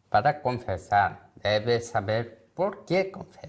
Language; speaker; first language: Spanish; non-native, learner; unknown